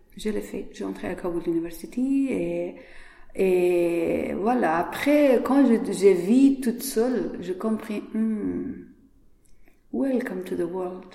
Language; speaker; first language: French; non-native, learner; Persian